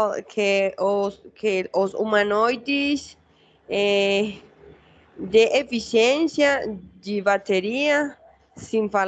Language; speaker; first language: Portuguese; non-native, learner; Spanish